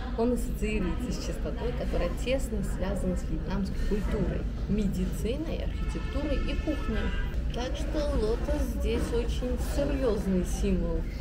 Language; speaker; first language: Russian; native; Russian